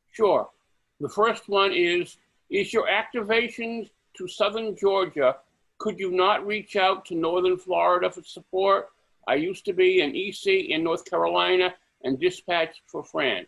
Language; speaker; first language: English; native; English